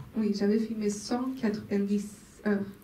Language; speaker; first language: French; non-native, local second language; Swedish